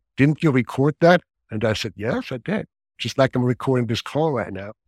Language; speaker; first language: English; non-native, fluent; German